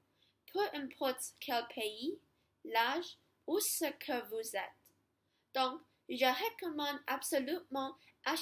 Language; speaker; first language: French; non-native, learner; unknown